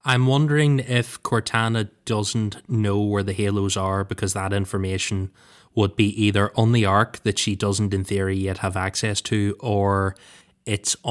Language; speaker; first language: English; native; English